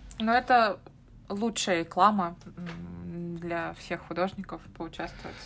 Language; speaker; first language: Russian; native; Russian